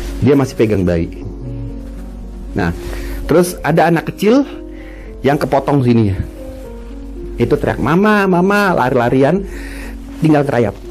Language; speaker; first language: Indonesian; native; Indonesian